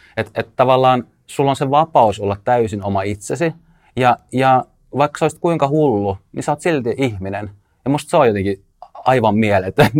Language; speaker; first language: Finnish; early bilingual, other home language; Russian